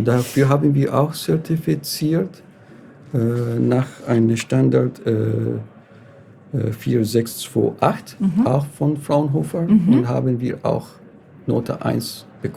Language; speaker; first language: German; non-native, fluent; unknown